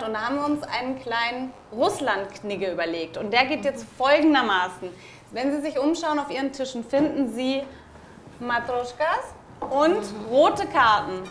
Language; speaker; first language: German; native; German